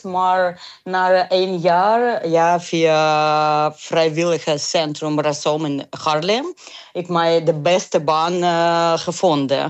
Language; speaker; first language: Dutch; non-native, learner; Ukrainian